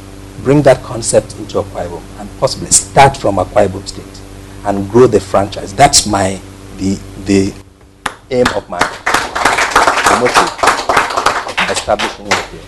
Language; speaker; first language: English; non-native, local second language; Ibibio